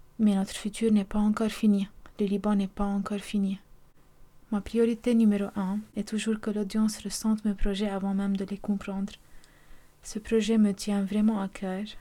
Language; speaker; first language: French; non-native, local second language; Arabic